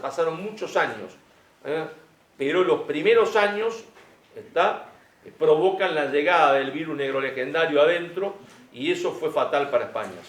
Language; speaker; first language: Spanish; native; Spanish